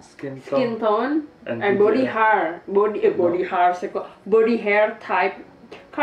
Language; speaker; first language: English; non-native, learner; Indonesian